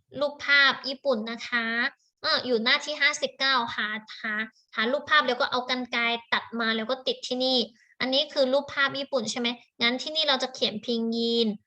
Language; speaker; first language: Thai; native; Thai